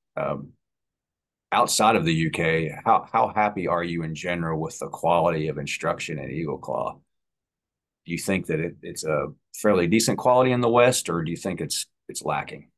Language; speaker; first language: English; native; English